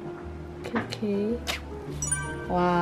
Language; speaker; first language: Korean; non-native, fluent; Indonesian